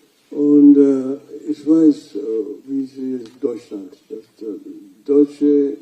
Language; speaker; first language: German; non-native, fluent; Luo (Kenya and Tanzania)